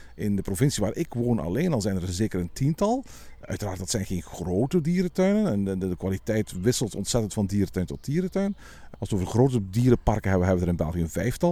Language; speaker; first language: Dutch; native; Dutch